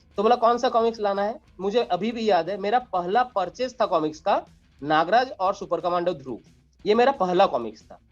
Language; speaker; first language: Hindi; non-native, local second language; Bangla